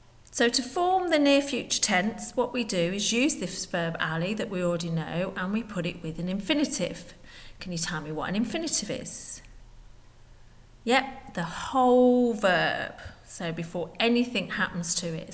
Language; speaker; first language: English; native; English